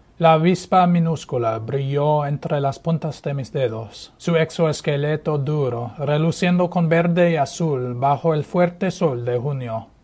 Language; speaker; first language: Spanish; non-native, fluent; English